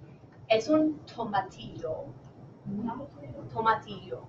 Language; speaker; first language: Spanish; non-native, fluent; English